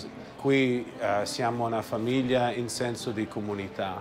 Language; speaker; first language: Italian; early bilingual, heritage; Italian